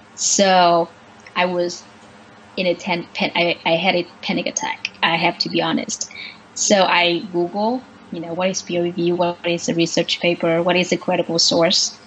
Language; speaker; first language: English; non-native, fluent; Vietnamese